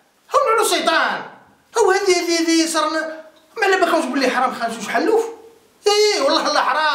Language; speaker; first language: Arabic; native; Arabic